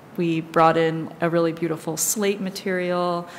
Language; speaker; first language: English; native; English